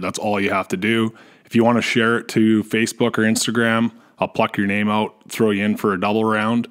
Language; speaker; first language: English; native; English